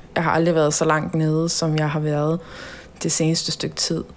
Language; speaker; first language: Danish; native; Danish